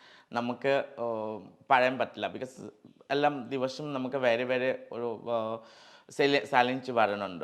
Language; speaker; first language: Malayalam; non-native, local second language; Assamese